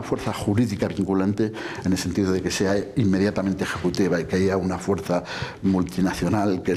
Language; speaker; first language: Spanish; native; Spanish